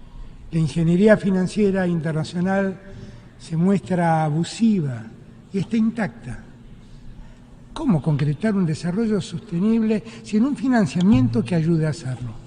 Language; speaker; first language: Spanish; native; Spanish